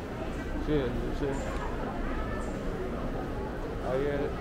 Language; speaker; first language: Spanish; non-native, learner; English